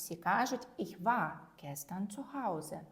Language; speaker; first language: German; non-native, fluent; Ukrainian